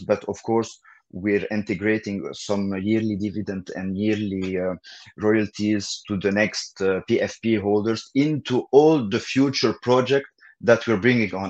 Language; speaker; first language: English; non-native, fluent; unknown